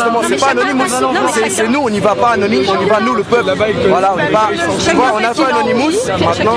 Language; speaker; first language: French; native; French